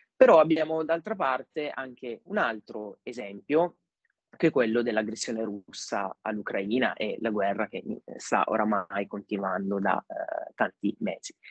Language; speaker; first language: Italian; native; Italian